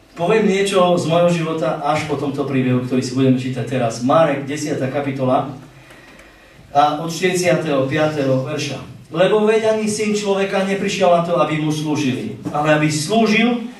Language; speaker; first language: Slovak; native; Slovak